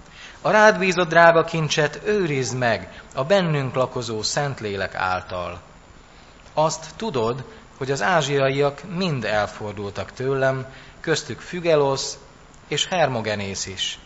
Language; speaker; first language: Hungarian; native; Hungarian